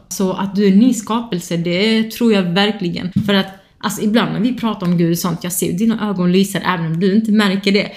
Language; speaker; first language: Swedish; early bilingual, other home language; Kurdish